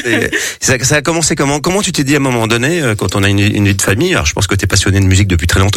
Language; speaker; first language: French; native; French